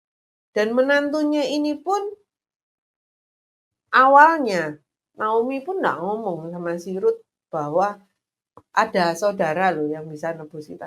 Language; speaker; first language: Indonesian; native; Indonesian